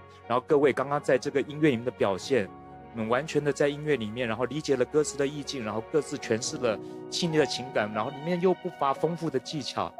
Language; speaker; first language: Chinese; native; Chinese